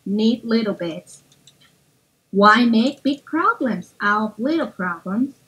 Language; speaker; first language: English; non-native, fluent; Thai